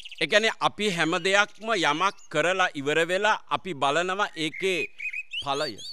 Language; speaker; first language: Sinhala; native; Sinhala